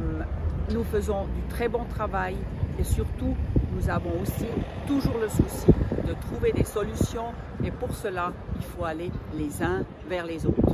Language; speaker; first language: French; non-native, local second language; German